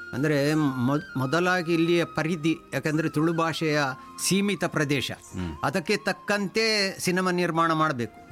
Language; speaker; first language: Kannada; non-native, local second language; Tulu